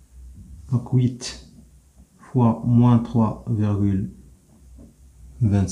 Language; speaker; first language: French; non-native, local second language; Arabic